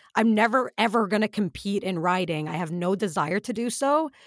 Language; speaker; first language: English; early bilingual, other home language; Arabic